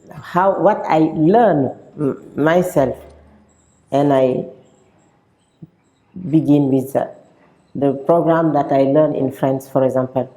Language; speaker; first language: English; non-native, local second language; French